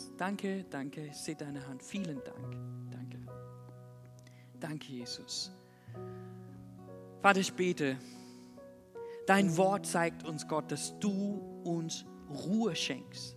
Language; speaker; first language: German; non-native, fluent; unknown